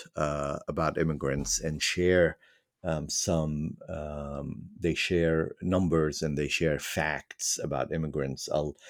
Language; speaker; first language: English; non-native, fluent; Arabic